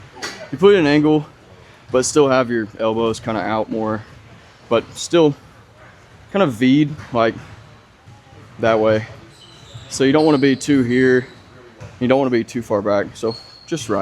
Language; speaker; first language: English; native; English